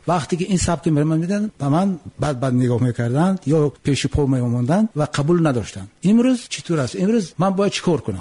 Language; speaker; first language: Tajik; native; Tajik